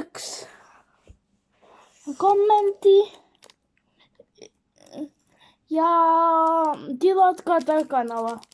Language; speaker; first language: Finnish; non-native, learner; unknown